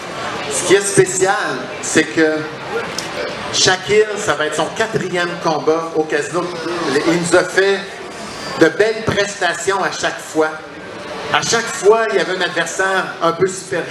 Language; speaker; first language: French; native; French